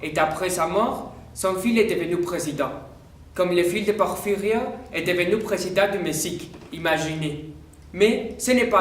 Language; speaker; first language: French; non-native, learner; Spanish